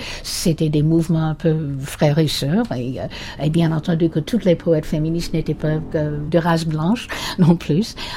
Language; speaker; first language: French; non-native, fluent; English